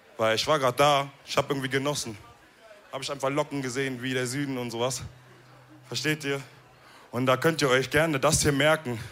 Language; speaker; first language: German; early bilingual, other home language; Wolof